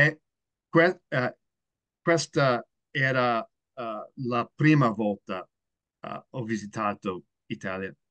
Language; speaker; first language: Italian; non-native, learner; English